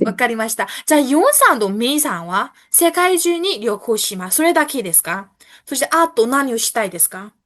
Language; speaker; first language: Japanese; non-native, fluent; Burmese